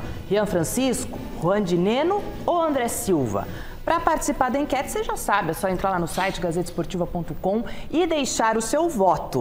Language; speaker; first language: Portuguese; native; Portuguese